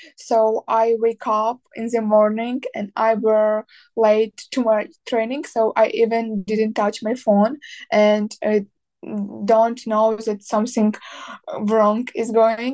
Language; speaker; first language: English; non-native, learner; Ukrainian